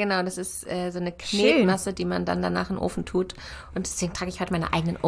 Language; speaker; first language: German; native; German